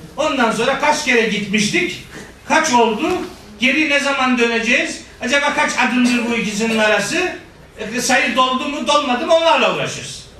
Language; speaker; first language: Turkish; native; Turkish